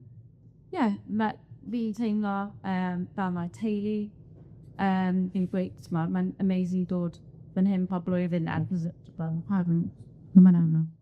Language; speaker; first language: Welsh; non-native, learner; English